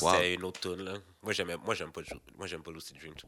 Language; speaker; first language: French; native; French